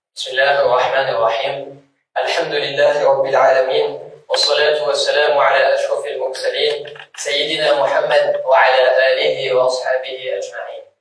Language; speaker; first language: Arabic; non-native, fluent; French